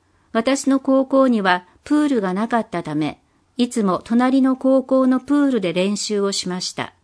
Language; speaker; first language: Japanese; non-native, fluent; English